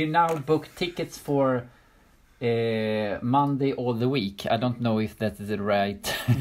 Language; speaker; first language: English; non-native, fluent; Swedish